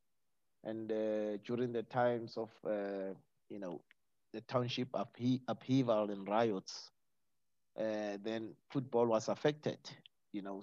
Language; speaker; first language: English; non-native, local second language; Northern Sotho